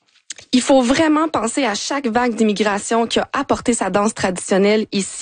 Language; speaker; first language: French; native; French